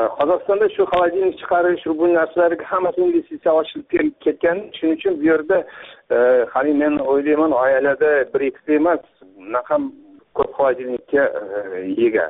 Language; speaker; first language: Uzbek; native; Uzbek